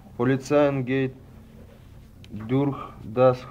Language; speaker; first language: German; non-native, learner; Turkish